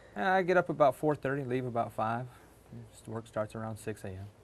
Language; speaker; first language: English; native; English